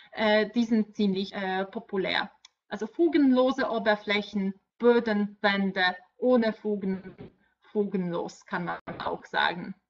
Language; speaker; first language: German; non-native, fluent; Polish